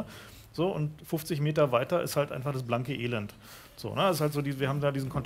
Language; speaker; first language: German; native; German